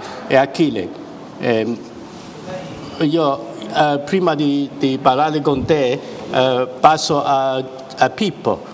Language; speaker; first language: Italian; non-native, fluent; Chinese